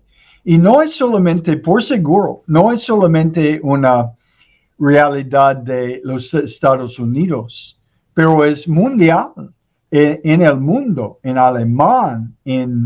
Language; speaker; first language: Spanish; non-native, learner; English